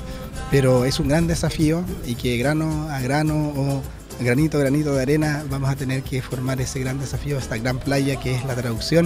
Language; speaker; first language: Spanish; native; Spanish